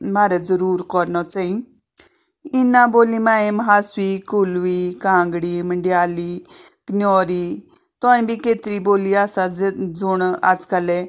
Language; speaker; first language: Hindi; native; Hindi